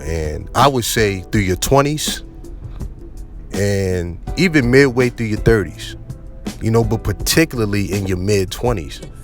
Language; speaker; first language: English; native; English